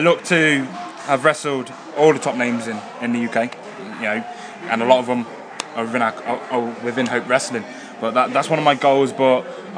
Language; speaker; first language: English; native; English